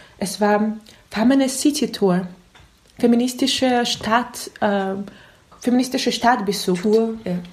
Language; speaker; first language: German; non-native, learner; Russian